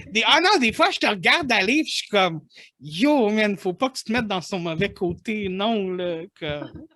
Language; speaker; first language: French; native; French